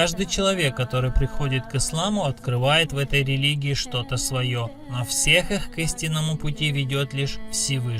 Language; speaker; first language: Russian; native; Russian